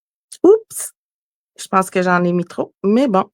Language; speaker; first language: French; native; French